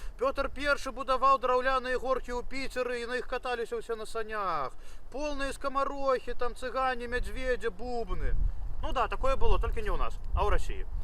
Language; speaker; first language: Belarusian; native; Belarusian